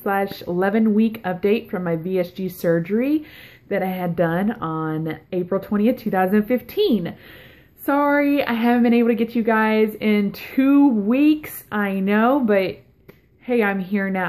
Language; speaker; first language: English; native; English